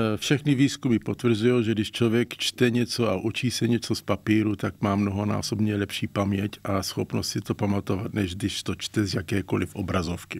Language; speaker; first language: Czech; native; Czech